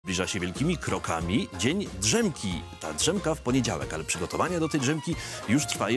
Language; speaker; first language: Polish; native; Polish